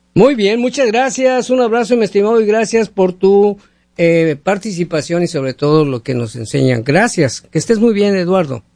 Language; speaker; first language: Spanish; native; Spanish